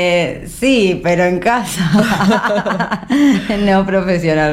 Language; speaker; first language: Catalan; non-native, learner; Spanish